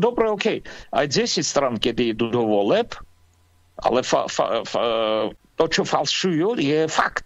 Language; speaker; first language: Slovak; non-native, fluent; Armenian